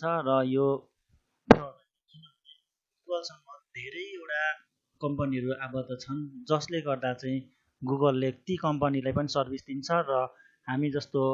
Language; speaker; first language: Nepali; native; Nepali